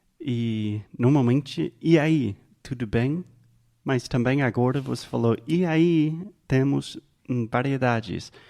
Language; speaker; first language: Portuguese; non-native, fluent; English